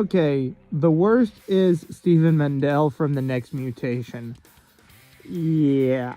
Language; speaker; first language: English; native; English